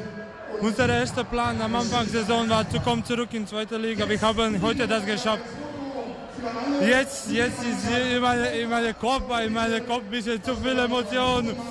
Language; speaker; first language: German; non-native, learner; Croatian